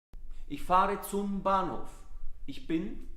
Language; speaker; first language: German; non-native, fluent; Italian